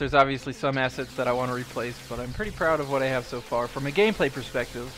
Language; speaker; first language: English; native; English